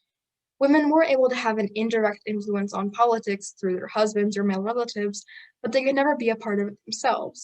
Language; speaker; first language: English; native; English